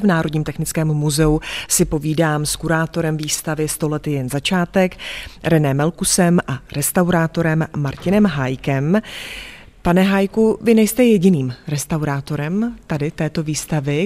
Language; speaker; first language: Czech; native; Czech